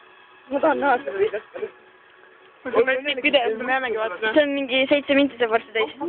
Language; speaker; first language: Estonian; native; Estonian